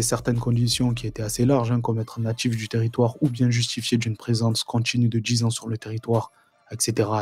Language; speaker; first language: French; native; French